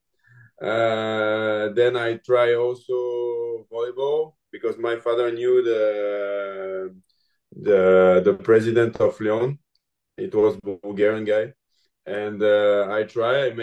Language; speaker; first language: English; non-native, learner; French